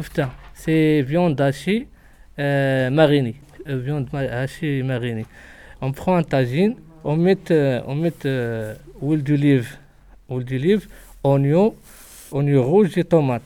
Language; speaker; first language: French; non-native, learner; Arabic